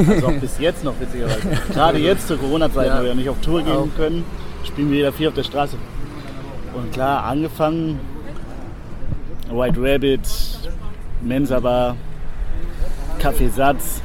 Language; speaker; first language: German; native; German